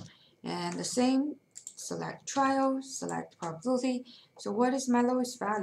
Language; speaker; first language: English; non-native, fluent; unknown